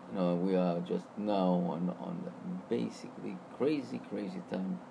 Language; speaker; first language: English; non-native, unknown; Hebrew